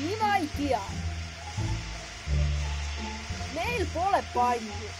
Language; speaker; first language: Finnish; non-native, learner; Estonian